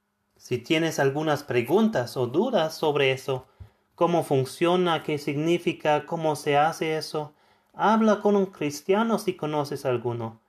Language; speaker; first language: Spanish; non-native, fluent; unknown